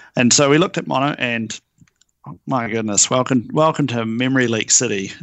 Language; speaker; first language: English; native; English